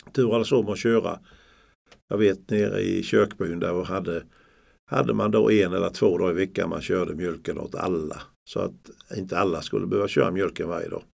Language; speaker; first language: Swedish; native; Swedish